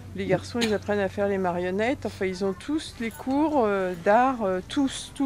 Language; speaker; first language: French; native; French